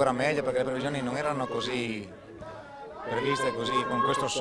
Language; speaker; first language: Italian; native; Italian